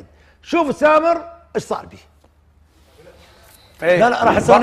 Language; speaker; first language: Arabic; native; Arabic